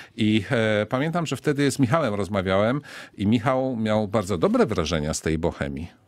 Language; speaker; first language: Polish; native; Polish